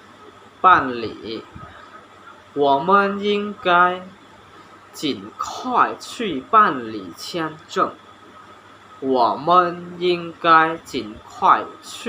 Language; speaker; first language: Chinese; non-native, learner; Hmong